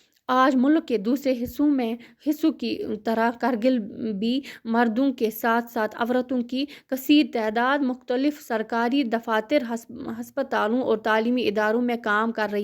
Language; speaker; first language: Hindi; non-native, local second language; Kashmiri